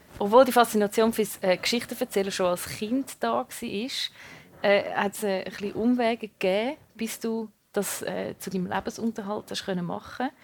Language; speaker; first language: German; native; German